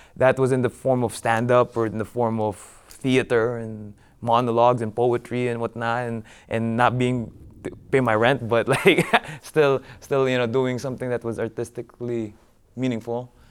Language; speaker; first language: English; non-native, local second language; Filipino